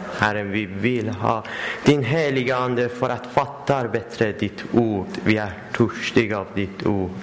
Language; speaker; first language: Swedish; non-native, learner; Persian